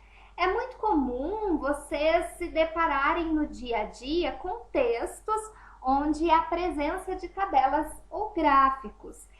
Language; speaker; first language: Portuguese; native; Portuguese